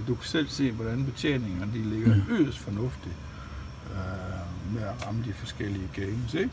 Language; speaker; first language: Danish; native; Danish